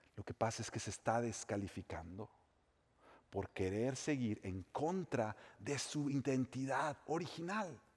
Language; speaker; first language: Spanish; native; Spanish